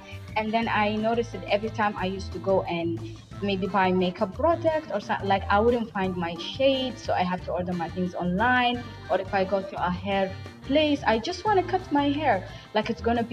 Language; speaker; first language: English; non-native, fluent; Somali